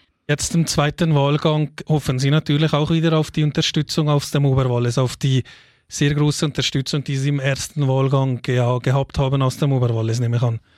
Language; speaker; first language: German; native; German